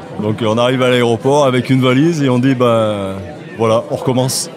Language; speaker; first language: French; native; French